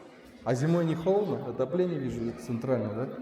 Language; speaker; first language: Russian; native; Russian